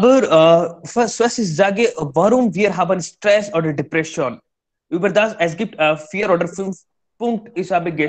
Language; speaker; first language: German; non-native, learner; Hindi